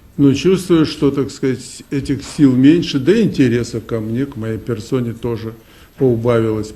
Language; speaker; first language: Russian; native; Russian